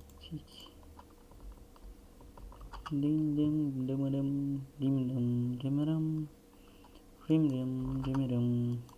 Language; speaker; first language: Turkish; native; Turkish